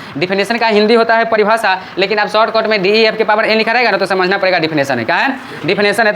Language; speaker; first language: Hindi; native; Hindi